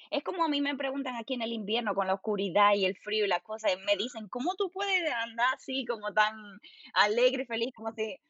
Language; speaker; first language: Spanish; native; Spanish